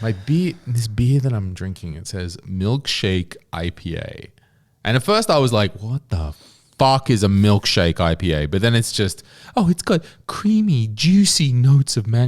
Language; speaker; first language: English; native; English